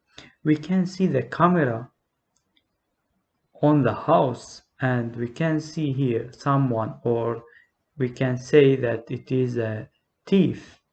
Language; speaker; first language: English; non-native, learner; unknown